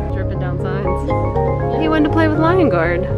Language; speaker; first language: English; native; English